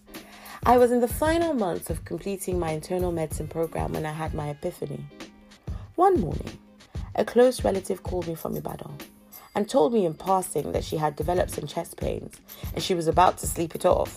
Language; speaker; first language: English; non-native, local second language; Yoruba